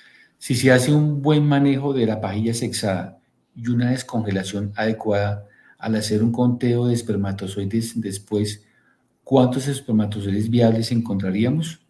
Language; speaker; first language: Spanish; native; Spanish